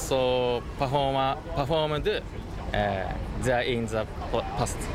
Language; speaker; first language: English; non-native, learner; Japanese